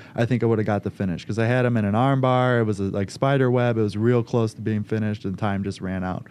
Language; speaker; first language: English; native; English